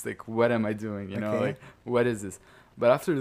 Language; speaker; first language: English; non-native, fluent; Arabic